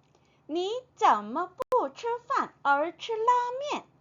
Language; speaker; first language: Chinese; non-native, fluent; Korean